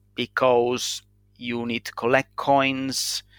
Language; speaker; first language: English; non-native, fluent; Italian